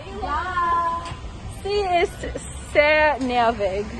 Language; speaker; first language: German; non-native, learner; English